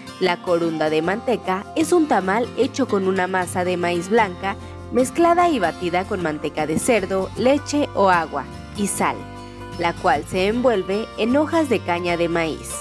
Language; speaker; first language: Spanish; native; Spanish